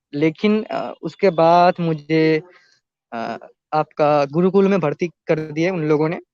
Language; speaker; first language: Hindi; native; Hindi